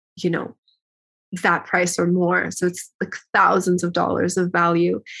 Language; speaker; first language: English; early bilingual, other home language; Ukrainian